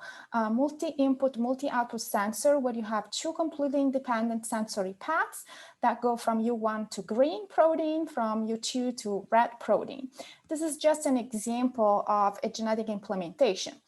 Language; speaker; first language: English; non-native, fluent; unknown